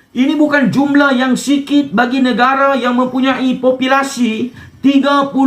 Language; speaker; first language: Malay; native; Malay